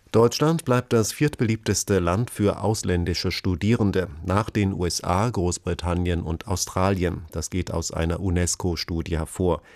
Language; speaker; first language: German; native; German